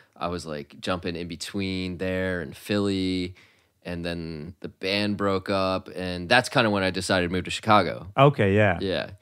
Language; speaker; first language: English; native; English